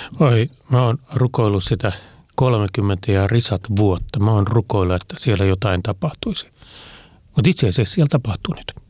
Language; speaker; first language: Finnish; native; Finnish